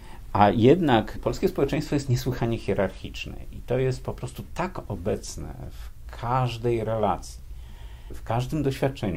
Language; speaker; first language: Polish; native; Polish